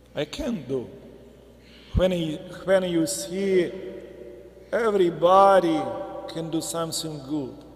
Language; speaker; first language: English; non-native, learner; Ukrainian